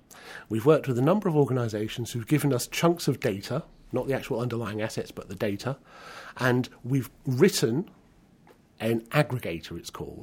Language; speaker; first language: English; native; English